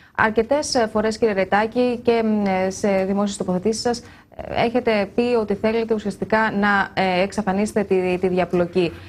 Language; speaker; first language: Greek; native; Greek